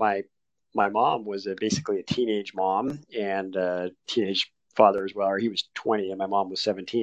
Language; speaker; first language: English; native; English